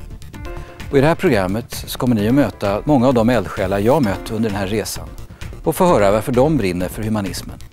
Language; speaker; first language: Swedish; native; Swedish